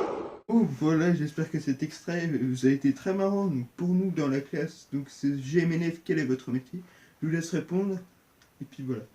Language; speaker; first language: French; native; French